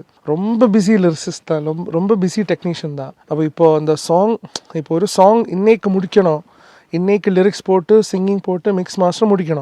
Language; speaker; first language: Tamil; non-native, learner; Malayalam